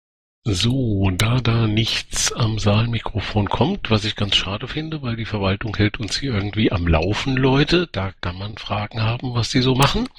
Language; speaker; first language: German; native; German